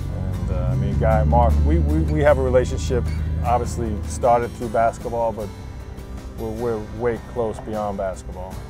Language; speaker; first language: English; native; English